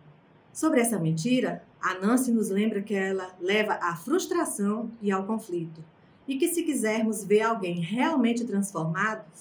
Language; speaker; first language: Portuguese; native; Portuguese